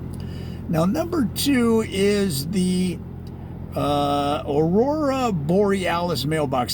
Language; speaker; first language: English; native; English